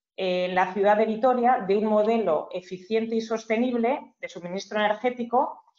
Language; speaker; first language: Spanish; native; Spanish